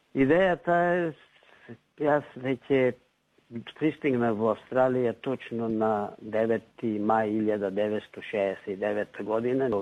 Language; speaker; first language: Macedonian; native; Macedonian